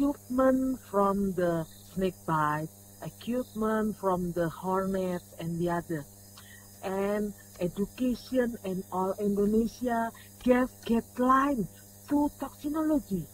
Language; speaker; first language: English; non-native, learner; Indonesian